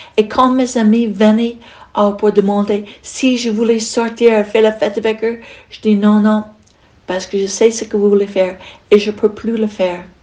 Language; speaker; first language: French; non-native, fluent; English